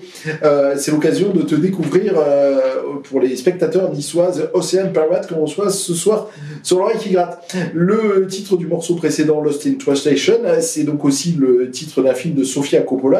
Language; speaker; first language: French; native; French